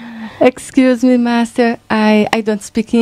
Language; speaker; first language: English; non-native, learner; Portuguese